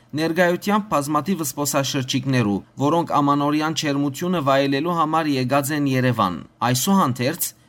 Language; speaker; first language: Armenian; early bilingual, heritage; Armenian